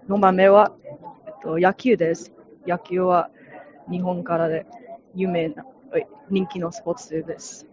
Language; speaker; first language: Japanese; non-native, learner; English